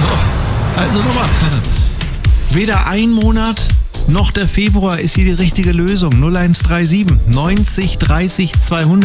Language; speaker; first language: German; native; German